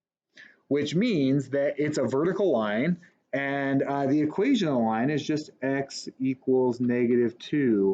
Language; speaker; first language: English; native; English